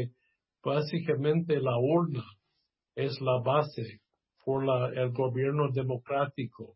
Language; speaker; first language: Spanish; non-native, fluent; English